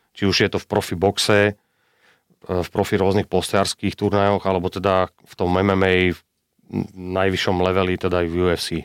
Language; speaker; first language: Slovak; native; Slovak